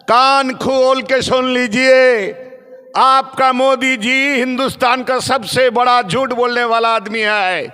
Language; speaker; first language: Hindi; non-native, local second language; Bangla